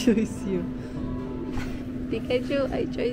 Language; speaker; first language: English; non-native, learner; Russian